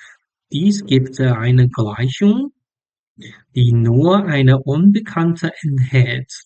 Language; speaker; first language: German; non-native, learner; English